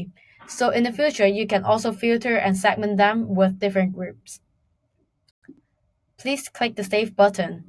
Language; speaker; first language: English; non-native, fluent; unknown